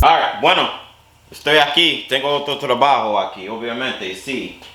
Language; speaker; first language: Spanish; non-native, learner; English